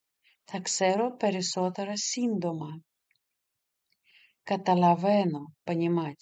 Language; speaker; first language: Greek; non-native, fluent; Russian